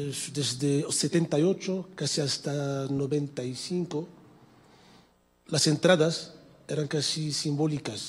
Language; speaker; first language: Spanish; non-native, fluent; Arabic